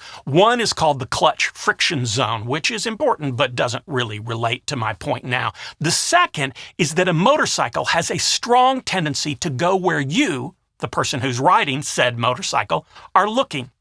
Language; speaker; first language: English; native; English